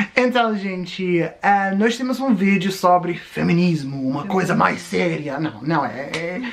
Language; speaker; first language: Portuguese; non-native, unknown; English